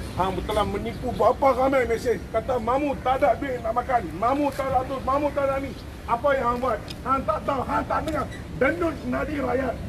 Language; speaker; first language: Malay; native; Malay